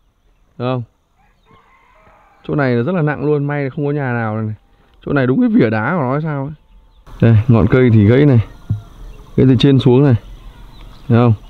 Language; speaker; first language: Vietnamese; native; Vietnamese